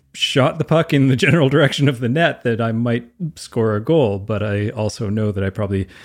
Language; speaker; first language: English; native; English